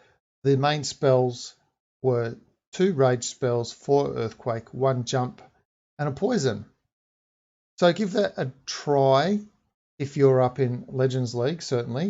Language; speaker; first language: English; native; English